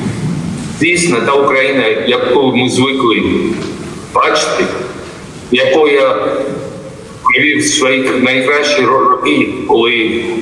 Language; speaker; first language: Ukrainian; non-native, fluent; Georgian